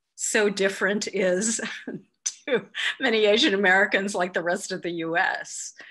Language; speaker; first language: English; native; English